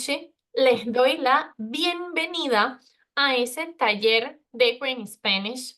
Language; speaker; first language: Spanish; non-native, fluent; Portuguese